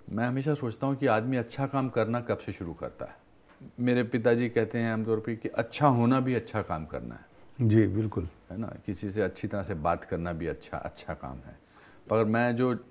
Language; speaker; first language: Hindi; native; Hindi